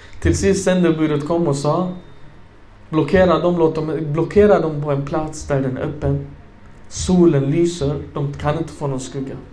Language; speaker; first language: Swedish; non-native, fluent; Arabic